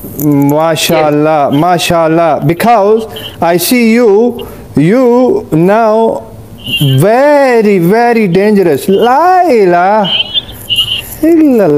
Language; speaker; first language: English; non-native, learner; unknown